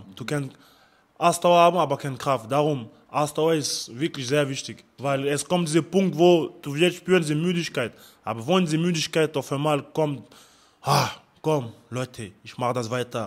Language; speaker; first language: German; non-native, learner; French